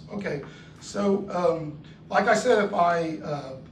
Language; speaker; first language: English; native; English